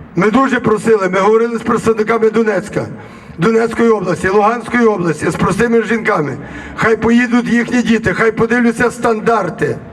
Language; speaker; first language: Ukrainian; native; Ukrainian